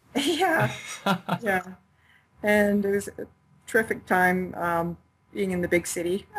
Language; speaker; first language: English; native; English